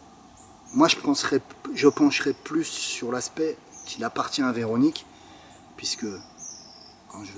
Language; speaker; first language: French; native; French